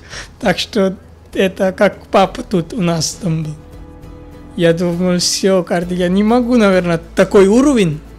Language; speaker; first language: Russian; non-native, fluent; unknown